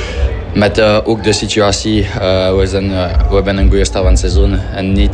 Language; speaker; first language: Dutch; non-native, fluent; French